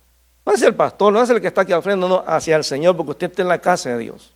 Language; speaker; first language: Spanish; native; Spanish